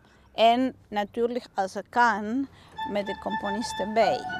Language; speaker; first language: Dutch; non-native, learner; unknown